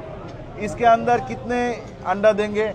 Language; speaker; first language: Hindi; non-native, learner; Bangla